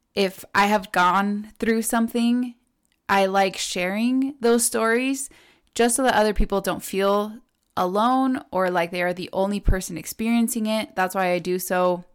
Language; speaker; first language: English; early bilingual, other home language; Spanish